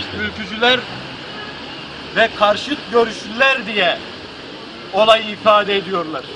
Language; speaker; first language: Turkish; native; Turkish